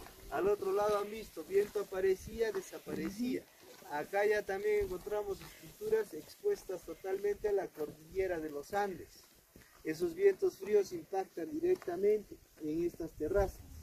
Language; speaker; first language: Spanish; native; Spanish